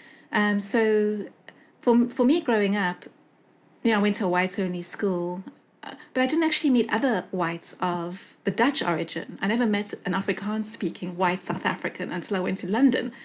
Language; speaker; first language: English; native; English